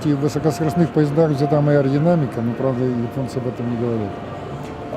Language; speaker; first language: Russian; native; Russian